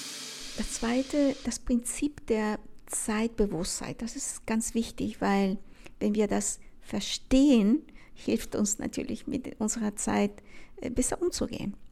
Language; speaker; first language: German; non-native, fluent; Spanish